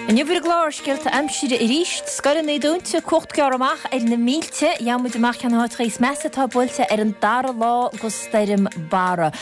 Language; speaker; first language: Irish; native; Irish